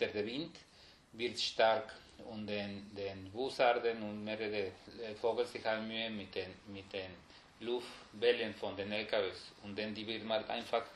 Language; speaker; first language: German; non-native, fluent; Spanish